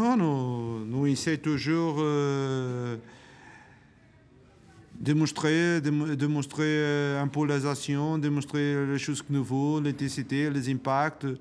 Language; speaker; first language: French; non-native, learner; Portuguese